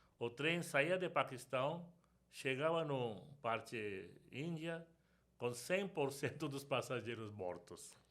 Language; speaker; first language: Portuguese; non-native, fluent; Sindhi